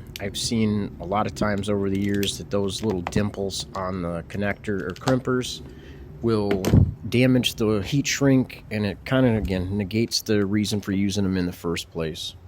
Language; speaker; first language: English; native; English